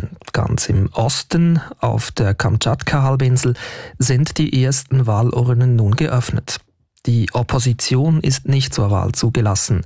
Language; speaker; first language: German; native; German